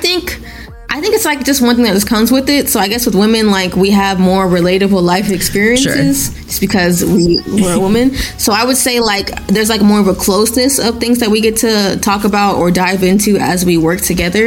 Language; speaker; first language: English; non-native, local second language; Yoruba